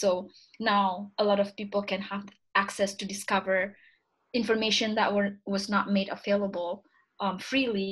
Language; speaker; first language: English; non-native, fluent; Indonesian